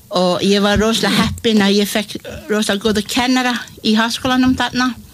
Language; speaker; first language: Icelandic; non-native, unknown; Malay